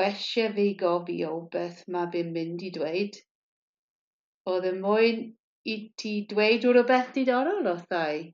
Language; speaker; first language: Welsh; non-native, learner; English